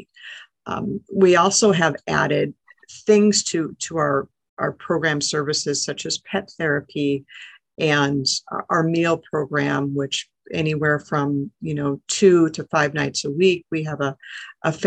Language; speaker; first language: English; native; English